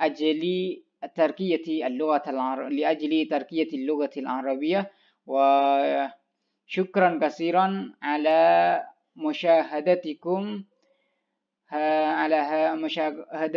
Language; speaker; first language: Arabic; non-native, fluent; Indonesian